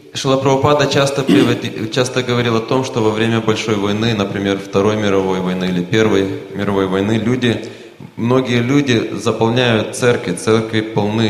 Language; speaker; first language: Russian; native; Russian